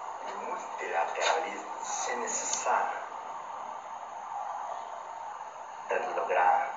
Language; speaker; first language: French; non-native, learner; Spanish